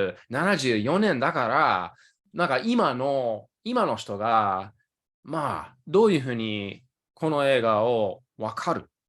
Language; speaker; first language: Japanese; early bilingual, other home language; English